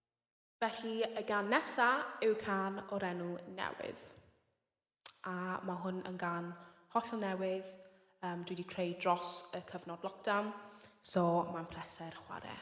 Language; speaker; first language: Welsh; non-native, local second language; English